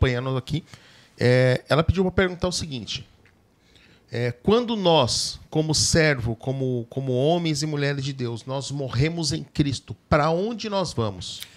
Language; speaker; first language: Portuguese; native; Portuguese